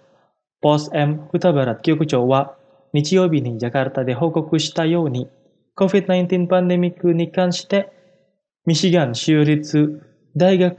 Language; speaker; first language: Japanese; non-native, fluent; Indonesian